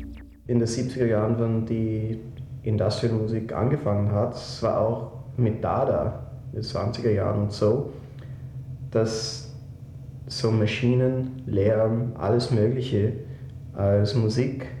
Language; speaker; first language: German; non-native, fluent; English